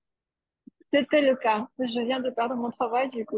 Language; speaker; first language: French; non-native, fluent; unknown